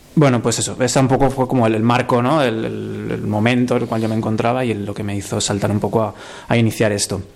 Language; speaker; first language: Spanish; native; Spanish